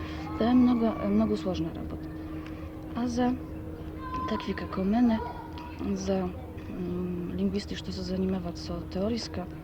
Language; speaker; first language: Macedonian; non-native, fluent; Polish